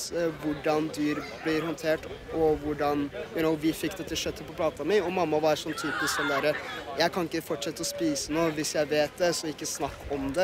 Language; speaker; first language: Norwegian; native; Norwegian